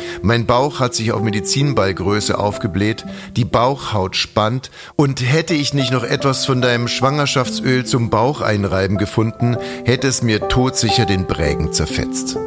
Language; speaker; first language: German; native; German